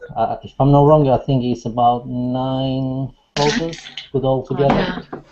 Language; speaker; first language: English; non-native, fluent; Italian